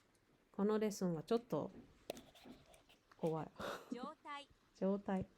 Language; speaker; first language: Japanese; non-native, learner; English